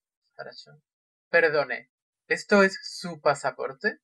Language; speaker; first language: Spanish; non-native, fluent; Russian